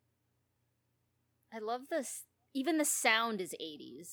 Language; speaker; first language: English; non-native, local second language; Filipino